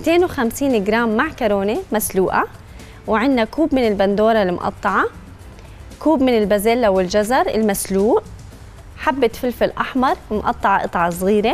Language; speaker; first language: Arabic; native; Arabic